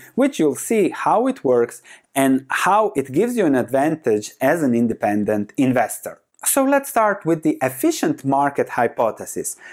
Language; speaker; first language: English; non-native, fluent; Croatian